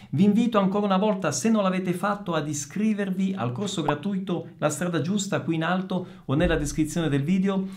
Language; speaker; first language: Italian; native; Italian